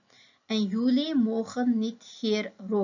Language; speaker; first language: Dutch; non-native, fluent; Uyghur